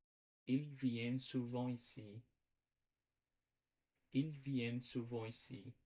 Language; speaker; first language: French; non-native, learner; Portuguese